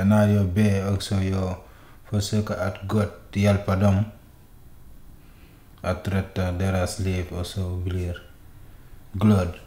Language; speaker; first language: Swedish; non-native, learner; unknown